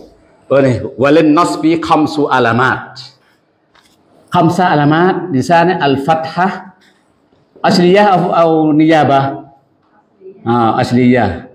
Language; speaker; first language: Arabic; non-native, fluent; Western Cham